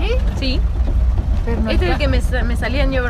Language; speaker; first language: Spanish; non-native, fluent; Portuguese